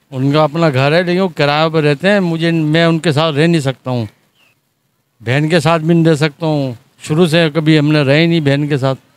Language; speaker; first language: Urdu; native; Urdu